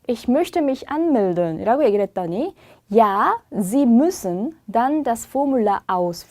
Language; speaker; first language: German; non-native, fluent; Korean